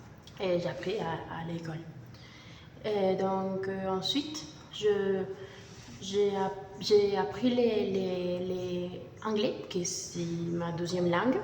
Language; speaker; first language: French; non-native, learner; Spanish